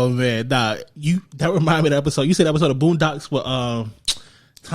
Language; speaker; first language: English; native; English